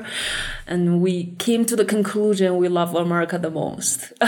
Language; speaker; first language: English; non-native, fluent; Chinese